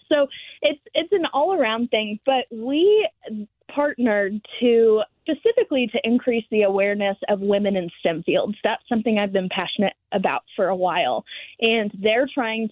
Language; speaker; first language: English; native; English